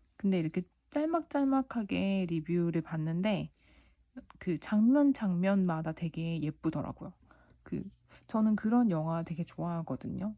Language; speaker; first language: Korean; native; Korean